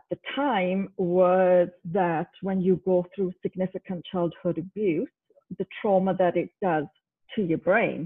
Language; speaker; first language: English; native; English